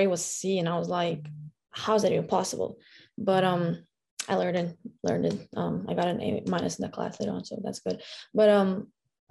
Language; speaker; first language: English; non-native, fluent; Lithuanian